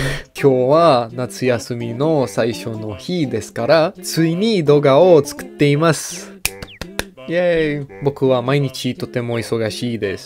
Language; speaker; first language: Japanese; non-native, learner; English